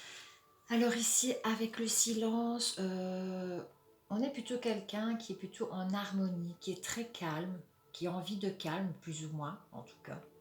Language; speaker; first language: French; native; French